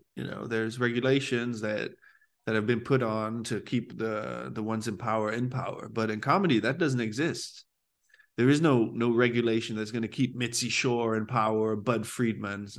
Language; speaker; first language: English; early bilingual, other home language; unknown